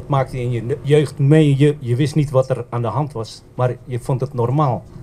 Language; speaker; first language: Dutch; early bilingual, other home language; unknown